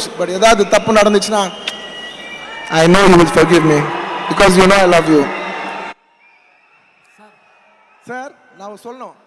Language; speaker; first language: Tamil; non-native, local second language; Telugu